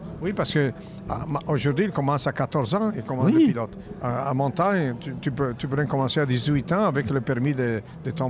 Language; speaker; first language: French; non-native, fluent; Italian